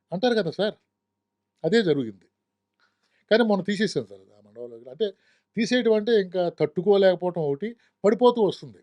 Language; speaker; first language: Telugu; native; Telugu